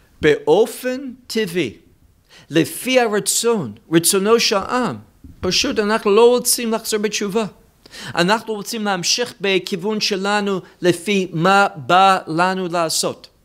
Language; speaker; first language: Hebrew; non-native, fluent; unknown